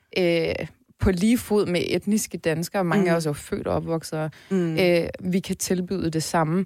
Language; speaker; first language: Danish; early bilingual, other home language; Turkish